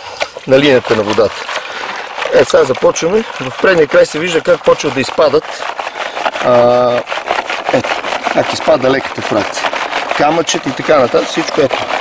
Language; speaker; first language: Bulgarian; native; Bulgarian